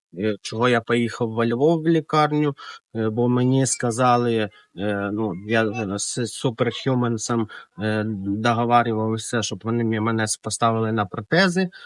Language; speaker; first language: Ukrainian; native; Ukrainian